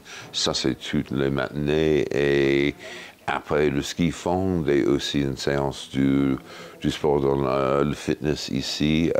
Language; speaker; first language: French; non-native, fluent; English